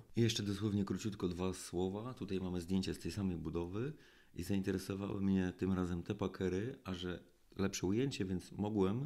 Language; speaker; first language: Polish; native; Polish